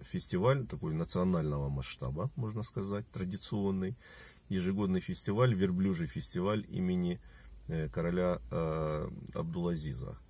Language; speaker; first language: Russian; native; Russian